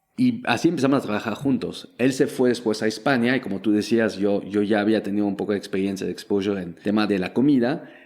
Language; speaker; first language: Spanish; non-native, fluent; French